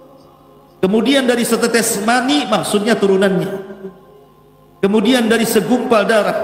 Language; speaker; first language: Indonesian; native; Indonesian